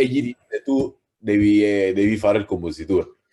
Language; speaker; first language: Italian; native; Italian